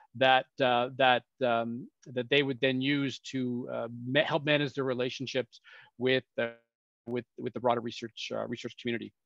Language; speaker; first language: English; native; English